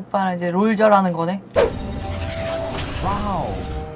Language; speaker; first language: Korean; native; Korean